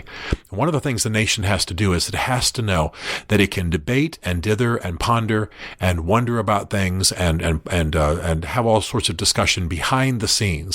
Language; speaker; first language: English; native; English